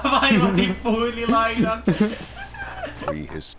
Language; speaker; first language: Finnish; native; Finnish